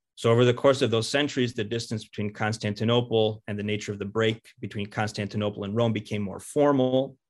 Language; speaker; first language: English; early bilingual, other home language; Ukrainian